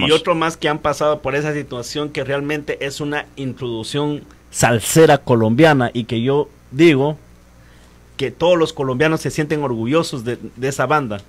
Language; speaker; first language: Spanish; native; Spanish